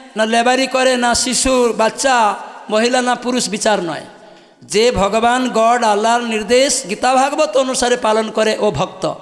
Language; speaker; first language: Bangla; non-native, fluent; Odia